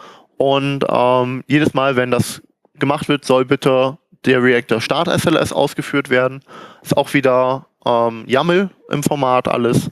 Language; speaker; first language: German; native; German